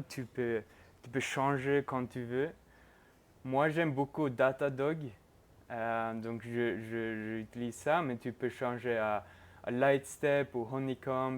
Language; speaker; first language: French; non-native, fluent; Norwegian